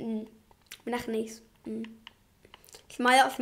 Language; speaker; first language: Welsh; non-native, local second language; English